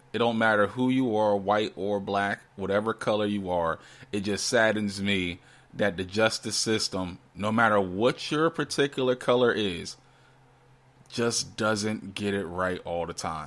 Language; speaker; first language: English; native; English